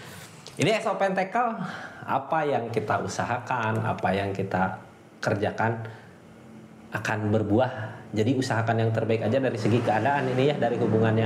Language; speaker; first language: Indonesian; native; Indonesian